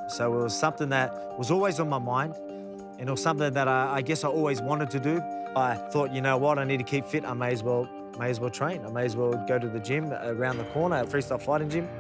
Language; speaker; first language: English; native; English